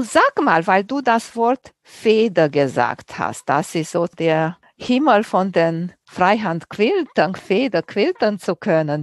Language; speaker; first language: German; native; German